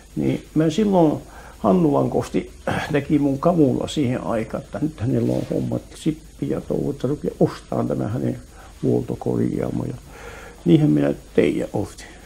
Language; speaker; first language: Finnish; native; Finnish